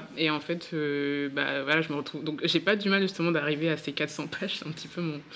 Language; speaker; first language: French; native; French